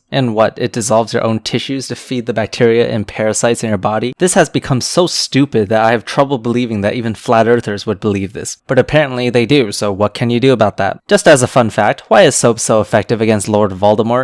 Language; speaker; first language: English; native; English